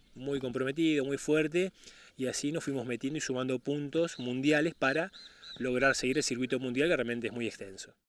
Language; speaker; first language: Spanish; native; Spanish